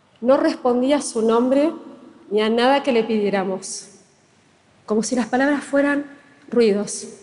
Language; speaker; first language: Spanish; native; Spanish